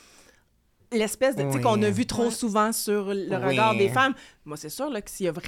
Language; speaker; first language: French; native; French